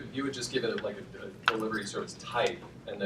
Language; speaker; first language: English; native; English